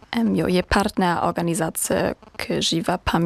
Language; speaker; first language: Czech; non-native, learner; German